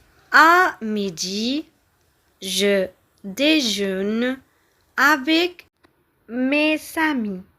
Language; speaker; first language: French; non-native, fluent; Tamil